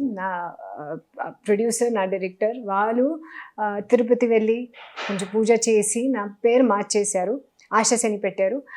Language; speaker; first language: Telugu; non-native, local second language; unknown